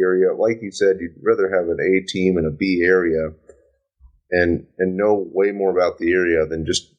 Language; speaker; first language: English; native; English